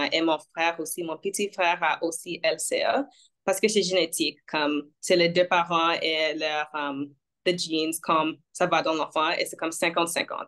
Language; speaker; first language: French; non-native, local second language; English